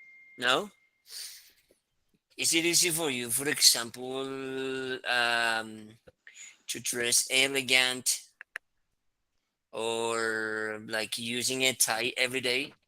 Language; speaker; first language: English; non-native, fluent; Spanish